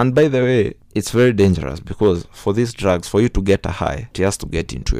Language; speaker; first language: English; non-native, local second language; Kikuyu